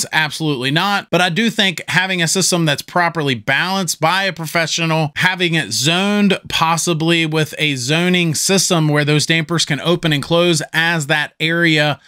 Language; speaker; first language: English; native; English